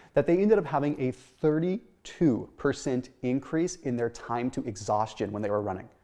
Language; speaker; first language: English; native; English